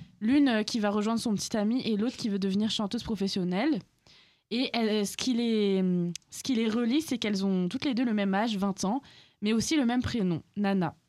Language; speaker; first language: French; native; French